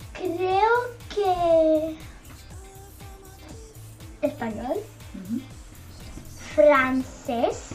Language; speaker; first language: Spanish; early bilingual, heritage; Spanish